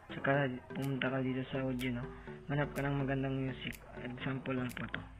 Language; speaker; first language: Filipino; non-native, local second language; Cebuano